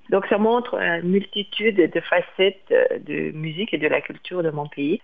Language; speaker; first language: French; non-native, fluent; Lithuanian